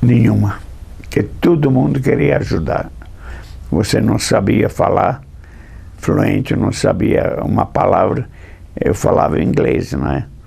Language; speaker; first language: Portuguese; non-native, fluent; English